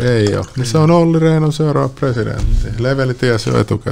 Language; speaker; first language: Finnish; native; Finnish